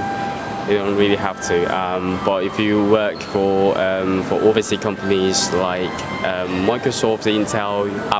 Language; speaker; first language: English; non-native, fluent; Chinese